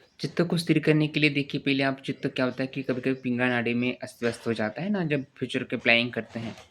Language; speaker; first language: Hindi; non-native, local second language; Marathi